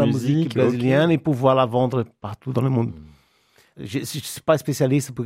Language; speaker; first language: French; non-native, fluent; Portuguese